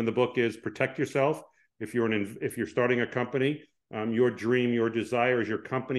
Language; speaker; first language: English; native; English